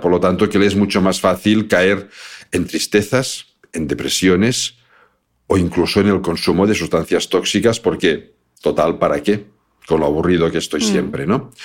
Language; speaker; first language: Spanish; native; Spanish